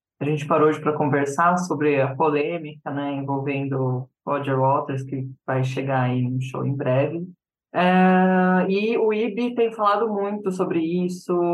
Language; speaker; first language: Portuguese; native; Portuguese